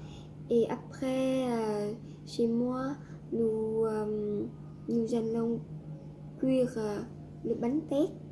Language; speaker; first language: French; non-native, learner; Vietnamese